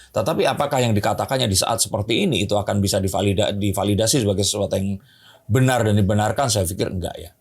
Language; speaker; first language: Indonesian; native; Indonesian